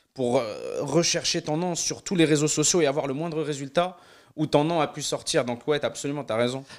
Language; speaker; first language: French; non-native, local second language; Arabic